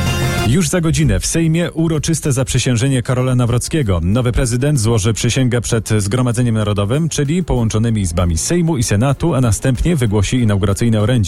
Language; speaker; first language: Polish; native; Polish